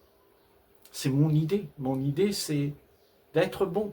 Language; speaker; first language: French; native; French